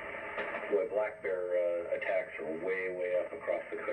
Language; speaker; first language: English; native; English